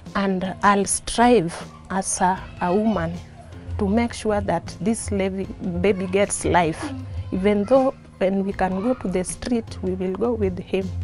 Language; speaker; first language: English; non-native, local second language; Luo (Kenya and Tanzania)